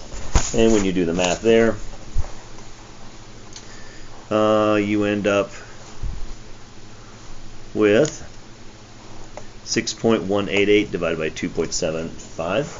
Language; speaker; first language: English; native; English